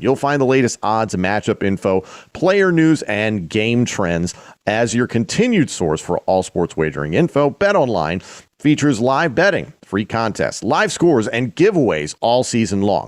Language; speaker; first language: English; native; English